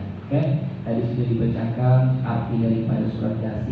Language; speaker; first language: Indonesian; native; Indonesian